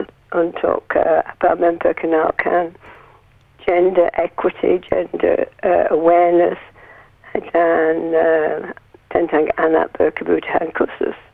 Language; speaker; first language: Indonesian; non-native, learner; English